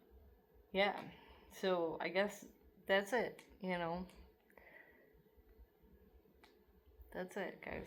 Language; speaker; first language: English; native; English